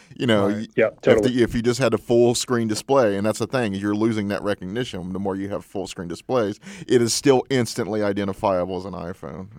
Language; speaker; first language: English; native; English